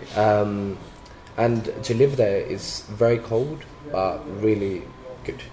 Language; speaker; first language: English; non-native, fluent; Swedish